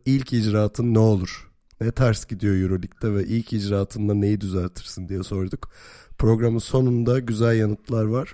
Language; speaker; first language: Turkish; native; Turkish